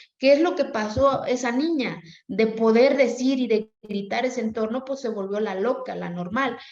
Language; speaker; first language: Spanish; non-native, local second language; Zapotec